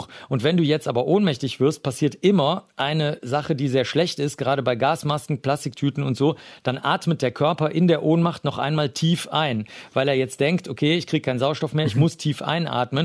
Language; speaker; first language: German; native; German